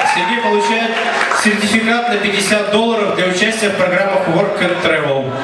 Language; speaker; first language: Russian; native; Russian